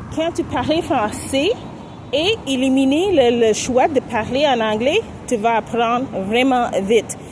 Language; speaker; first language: French; non-native, fluent; English